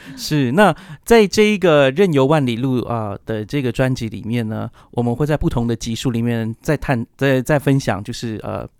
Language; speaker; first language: Chinese; native; Chinese